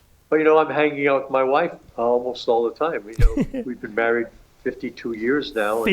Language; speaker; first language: English; native; English